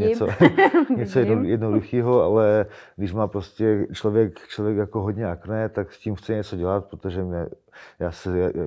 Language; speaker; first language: Czech; native; Czech